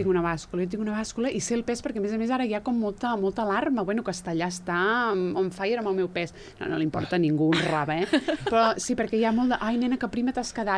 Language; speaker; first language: Catalan; native; Catalan